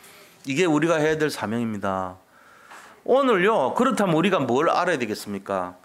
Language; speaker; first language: Korean; native; Korean